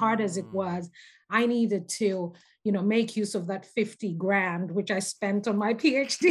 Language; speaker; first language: English; non-native, local second language; Nyanja